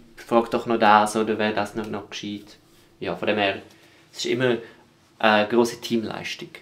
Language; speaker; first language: German; non-native, local second language; Romansh